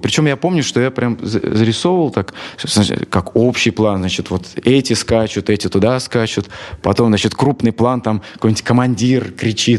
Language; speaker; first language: Russian; native; Russian